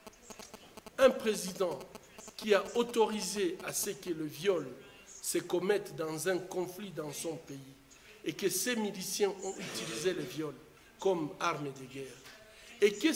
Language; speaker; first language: French; non-native, local second language; Swahili